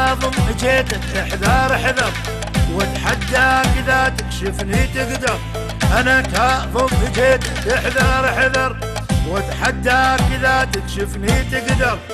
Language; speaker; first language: Arabic; native; Arabic